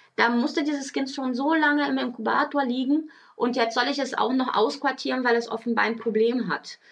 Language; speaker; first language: German; early bilingual, other home language; Portuguese